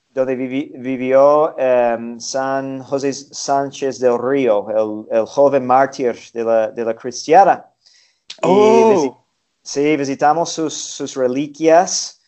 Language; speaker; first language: Spanish; non-native, fluent; English